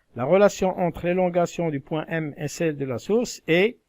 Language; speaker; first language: French; non-native, local second language; Arabic